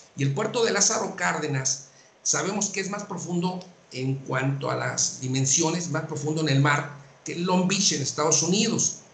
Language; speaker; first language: Spanish; native; Spanish